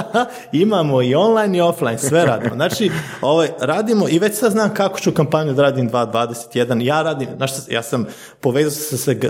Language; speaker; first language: Croatian; early bilingual, heritage; Slovenian